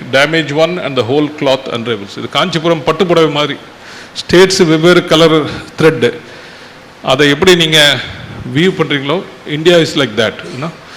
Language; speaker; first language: English; non-native, local second language; Tamil